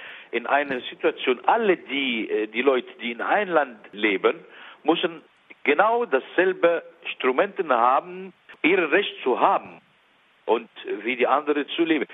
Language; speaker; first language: German; non-native, learner; Arabic